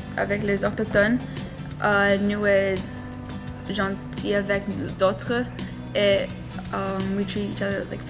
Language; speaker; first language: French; non-native, learner; English